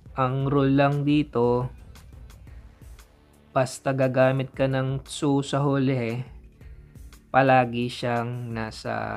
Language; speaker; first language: Filipino; native; Filipino